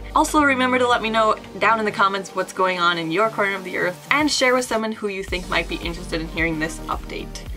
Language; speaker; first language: English; native; English